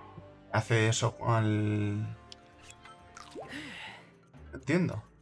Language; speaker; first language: Spanish; native; Spanish